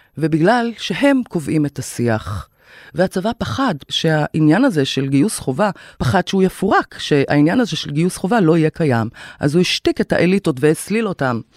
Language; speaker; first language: Hebrew; native; Hebrew